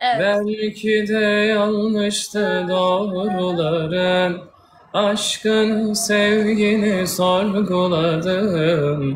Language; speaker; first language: Turkish; native; Turkish